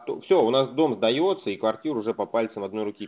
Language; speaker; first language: Russian; native; Russian